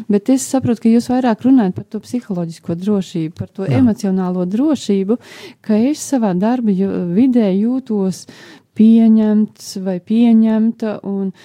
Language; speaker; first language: Latvian; native; Latvian